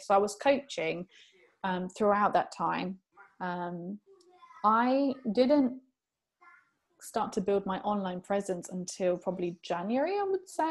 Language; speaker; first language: English; early bilingual, other home language; Italian